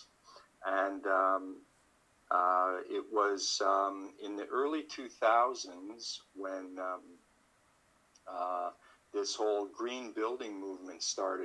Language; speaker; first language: English; native; English